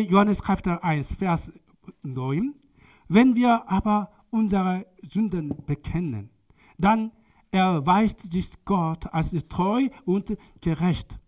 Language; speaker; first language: German; non-native, learner; Korean